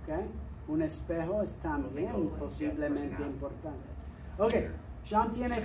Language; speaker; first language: Spanish; non-native, fluent; English